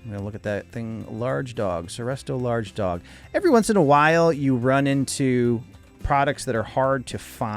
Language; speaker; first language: English; native; English